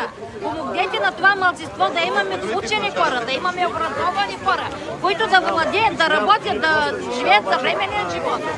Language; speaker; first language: Bulgarian; non-native, local second language; Romany